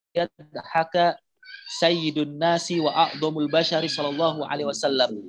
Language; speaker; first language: Arabic; non-native, fluent; Indonesian